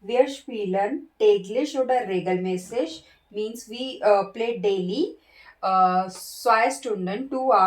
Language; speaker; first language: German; non-native, fluent; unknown